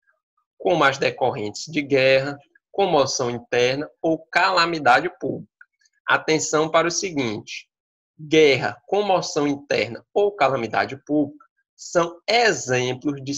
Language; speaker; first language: Portuguese; native; Portuguese